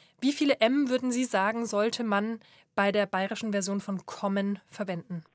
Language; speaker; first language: German; native; German